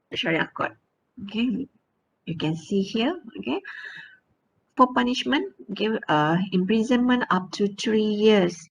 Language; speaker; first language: English; non-native, local second language; Malay